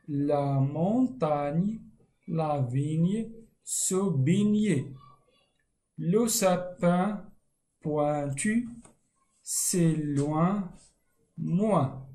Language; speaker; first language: French; non-native, fluent; Arabic